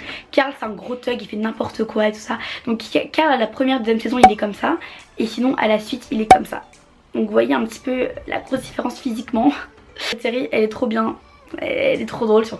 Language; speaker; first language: French; native; French